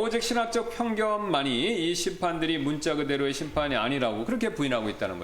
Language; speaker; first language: Korean; native; Korean